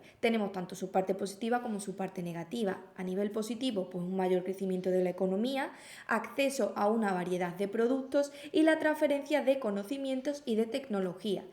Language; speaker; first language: Spanish; native; Spanish